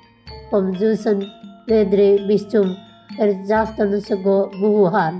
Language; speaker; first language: German; non-native, fluent; Indonesian